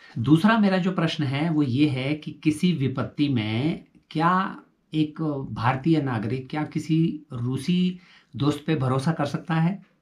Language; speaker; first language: Hindi; native; Hindi